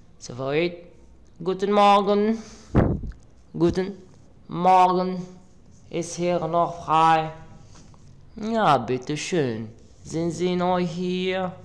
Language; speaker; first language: German; non-native, learner; Arabic